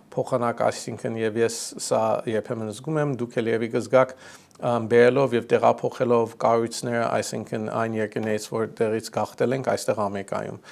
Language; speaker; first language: Armenian; early bilingual, heritage; Armenian